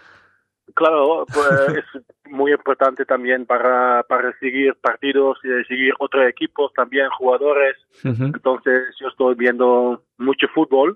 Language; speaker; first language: Spanish; non-native, fluent; Dutch